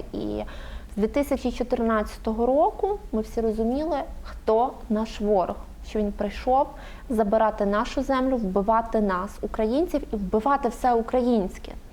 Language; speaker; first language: Ukrainian; native; Ukrainian